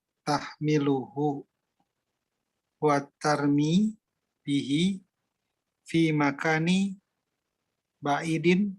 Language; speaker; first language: Arabic; non-native, learner; Indonesian